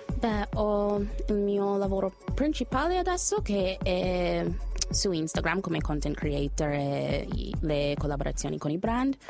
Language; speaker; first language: Italian; non-native, fluent; English